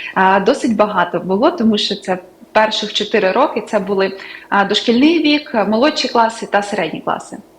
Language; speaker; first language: Ukrainian; native; Ukrainian